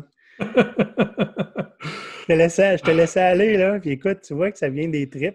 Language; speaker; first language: French; native; French